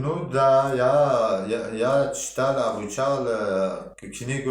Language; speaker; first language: Russian; non-native, local second language; Uzbek